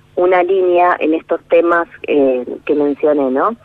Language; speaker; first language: Spanish; native; Spanish